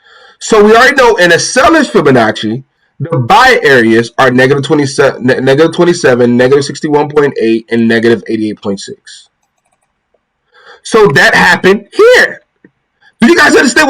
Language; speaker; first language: English; native; English